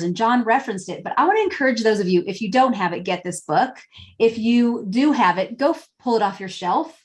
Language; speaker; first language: English; native; English